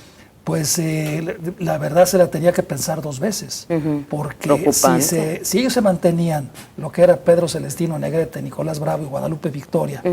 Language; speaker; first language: Spanish; native; Spanish